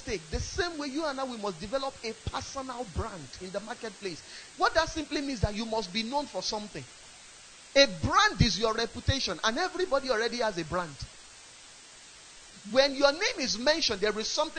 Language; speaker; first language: English; non-native, local second language; Yoruba